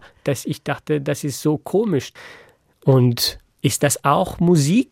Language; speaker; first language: German; non-native, fluent; French